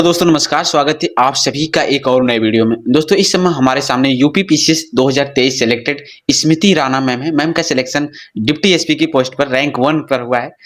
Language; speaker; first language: Hindi; native; Hindi